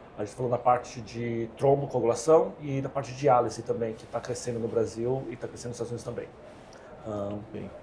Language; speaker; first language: Portuguese; native; Portuguese